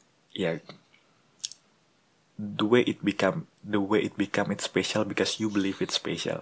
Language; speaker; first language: English; non-native, learner; Indonesian